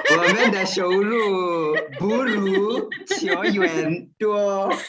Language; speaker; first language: Chinese; non-native, fluent; Swahili